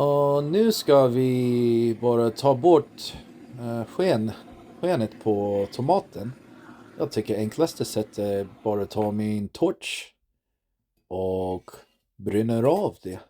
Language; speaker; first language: Swedish; non-native, learner; English